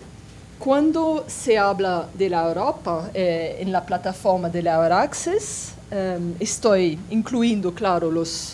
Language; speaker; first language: Spanish; non-native, fluent; French